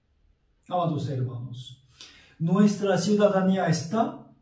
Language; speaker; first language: Spanish; non-native, fluent; Korean